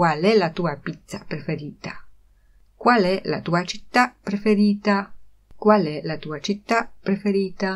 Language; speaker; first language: Italian; non-native, fluent; Polish